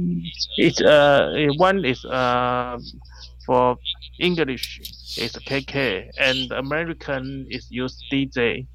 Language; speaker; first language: English; non-native, learner; Chinese